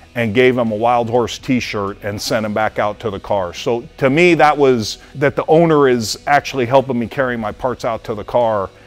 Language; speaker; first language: English; native; English